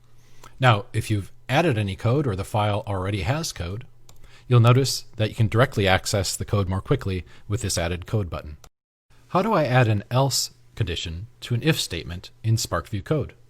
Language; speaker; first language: English; native; English